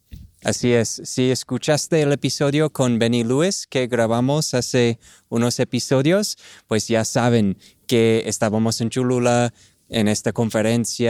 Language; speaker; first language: Spanish; non-native, fluent; English